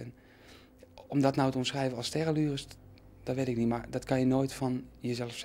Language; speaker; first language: Dutch; native; Dutch